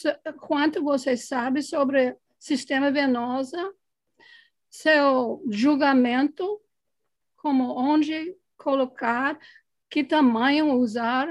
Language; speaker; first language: Portuguese; non-native, fluent; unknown